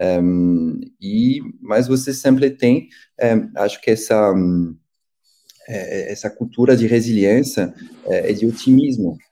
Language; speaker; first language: Portuguese; non-native, fluent; French